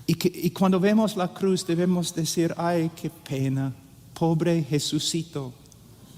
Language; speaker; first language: Spanish; non-native, fluent; English